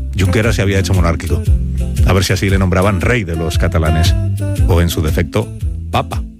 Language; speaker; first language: Spanish; native; Spanish